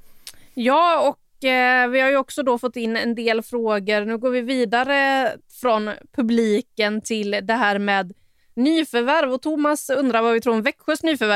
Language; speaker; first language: Swedish; native; Swedish